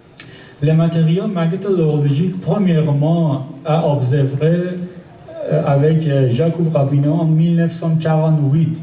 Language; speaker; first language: French; non-native, learner; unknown